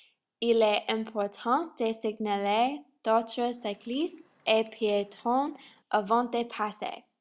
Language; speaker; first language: French; non-native, learner; English